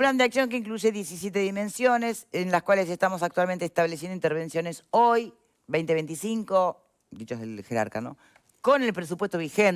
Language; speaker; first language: Spanish; native; Spanish